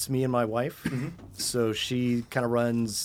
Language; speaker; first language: English; native; English